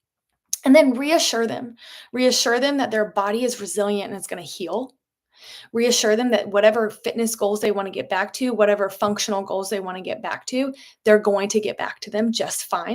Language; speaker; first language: English; native; English